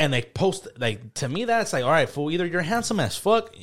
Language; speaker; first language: English; early bilingual, other home language; Spanish